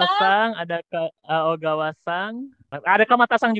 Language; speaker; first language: Indonesian; native; Indonesian